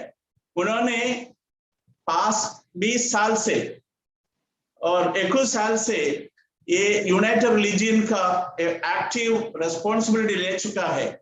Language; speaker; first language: Hindi; non-native, local second language; Malayalam